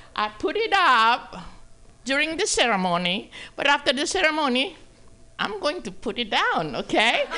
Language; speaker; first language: English; non-native, fluent; Indonesian